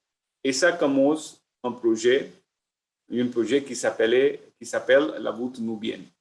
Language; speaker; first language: French; non-native, learner; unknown